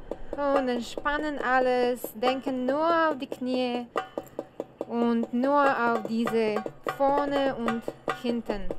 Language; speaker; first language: German; non-native, learner; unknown